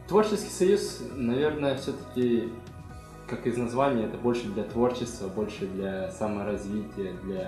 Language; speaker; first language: Russian; native; Russian